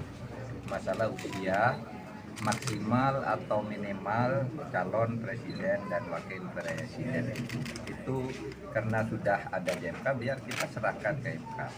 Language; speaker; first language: Indonesian; non-native, local second language; Madurese